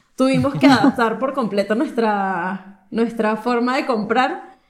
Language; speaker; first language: Spanish; native; Spanish